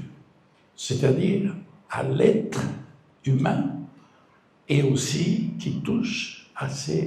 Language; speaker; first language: French; non-native, fluent; Spanish